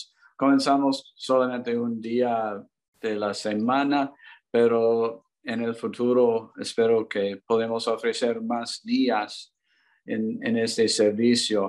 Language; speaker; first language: Spanish; non-native, learner; English